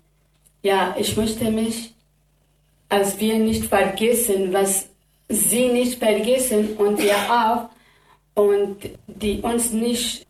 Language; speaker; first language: German; non-native, learner; Kurdish